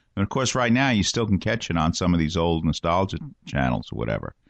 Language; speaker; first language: English; native; English